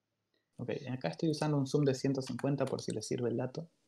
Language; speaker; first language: Spanish; native; Spanish